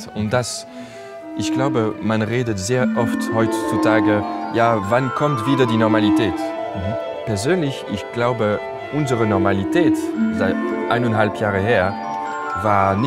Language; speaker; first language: German; non-native, fluent; French